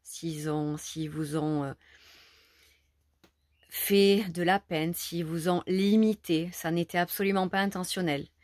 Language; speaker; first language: French; native; French